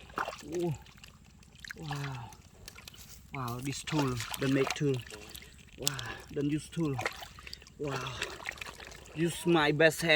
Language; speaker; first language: English; non-native, learner; Vietnamese